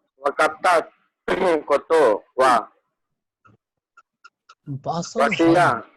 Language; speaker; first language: Japanese; non-native, learner; Hindi